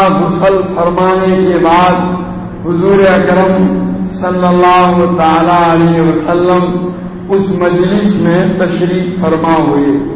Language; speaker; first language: Urdu; non-native, local second language; Gujarati